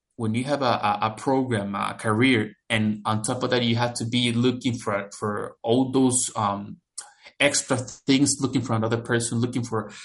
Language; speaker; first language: English; non-native, fluent; Spanish